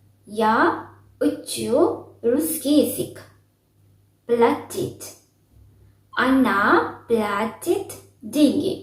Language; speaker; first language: Russian; non-native, fluent; Sinhala